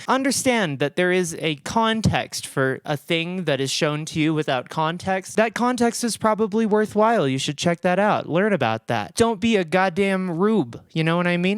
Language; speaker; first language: English; native; English